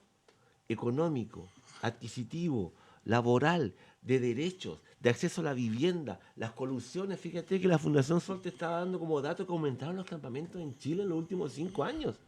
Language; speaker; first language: Spanish; native; Spanish